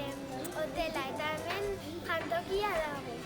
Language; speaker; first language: Basque; non-native, local second language; Spanish